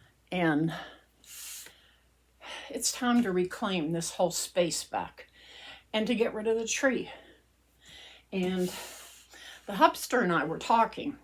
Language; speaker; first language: English; native; English